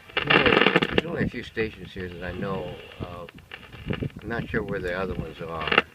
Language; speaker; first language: English; native; English